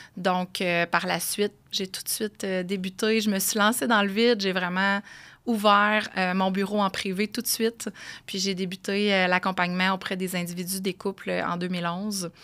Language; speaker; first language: French; native; French